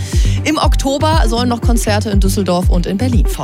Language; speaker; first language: German; native; German